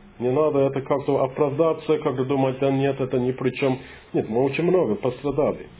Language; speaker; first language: Russian; non-native, fluent; English